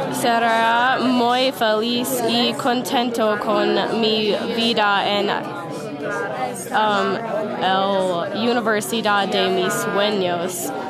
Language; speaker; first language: Spanish; non-native, learner; English